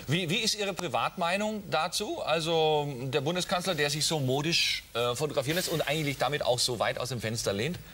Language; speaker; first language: German; native; German